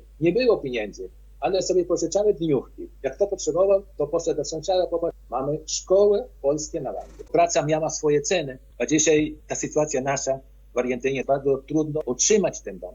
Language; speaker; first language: Polish; early bilingual, heritage; Polish